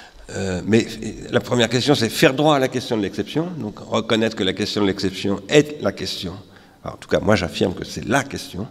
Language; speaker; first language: French; native; French